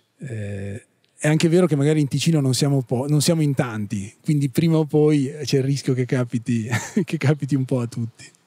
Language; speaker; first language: Italian; native; Italian